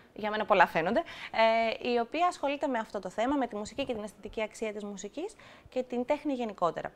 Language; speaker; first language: Greek; native; Greek